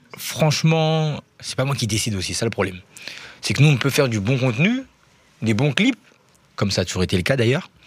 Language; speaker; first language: French; native; French